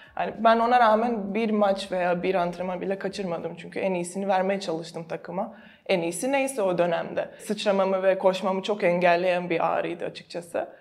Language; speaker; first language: Turkish; non-native, fluent; Serbian